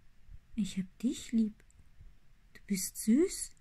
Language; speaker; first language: German; native; German